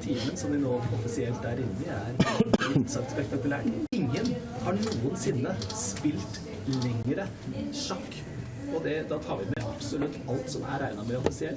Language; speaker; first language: Norwegian; native; Norwegian